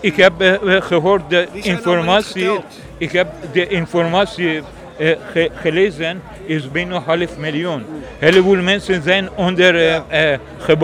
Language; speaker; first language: Dutch; non-native, learner; Persian